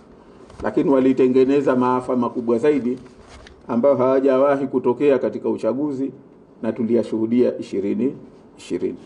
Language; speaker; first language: Swahili; native; Swahili